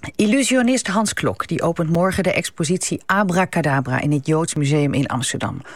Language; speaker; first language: Dutch; native; Dutch